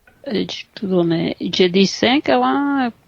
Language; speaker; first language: French; non-native, fluent; Spanish